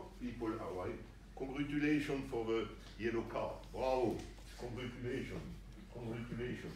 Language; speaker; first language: English; non-native, learner; French